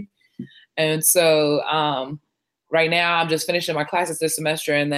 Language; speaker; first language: English; non-native, local second language; Shona